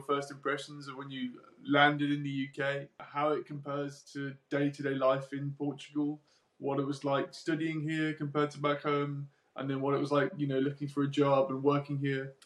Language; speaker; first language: English; native; English